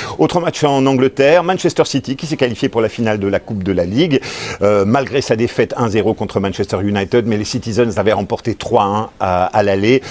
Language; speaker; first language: French; native; French